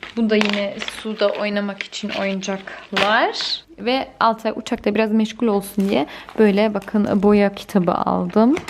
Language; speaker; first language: Turkish; early bilingual, heritage; Turkish